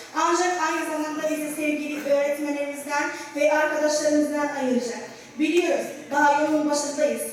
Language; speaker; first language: Turkish; non-native, learner; Arabic